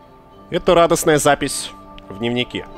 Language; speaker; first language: Russian; native; Russian